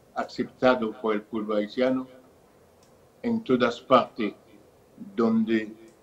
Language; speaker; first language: Spanish; non-native, fluent; Haitian Creole